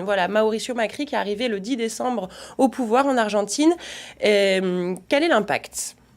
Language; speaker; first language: French; native; French